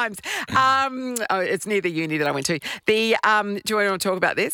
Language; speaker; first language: English; native; English